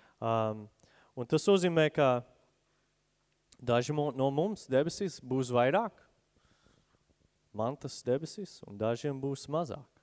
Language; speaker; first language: Latvian; non-native, fluent; English